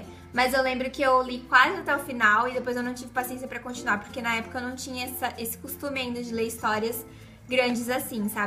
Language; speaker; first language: Portuguese; native; Portuguese